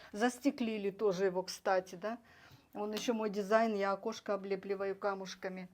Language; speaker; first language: Russian; native; Russian